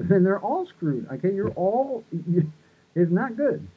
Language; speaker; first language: English; native; English